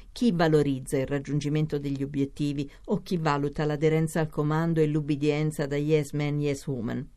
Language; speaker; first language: Italian; native; Italian